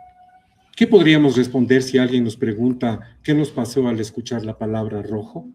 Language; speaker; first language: Spanish; native; Spanish